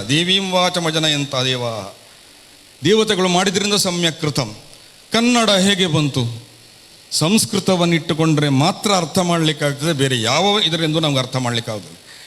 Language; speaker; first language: Kannada; non-native, local second language; Tulu